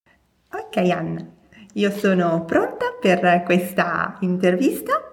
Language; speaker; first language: Italian; native; Italian